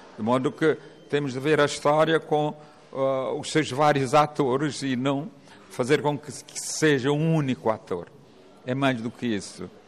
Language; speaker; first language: Portuguese; non-native, local second language; Kabuverdianu